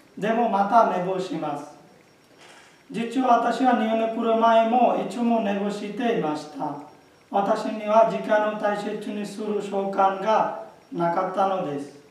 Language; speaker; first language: Japanese; non-native, learner; Bangla